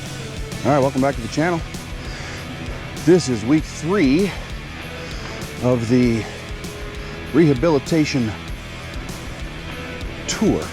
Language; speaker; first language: English; native; English